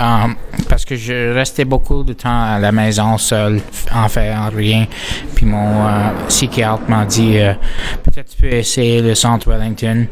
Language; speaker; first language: French; non-native, local second language; English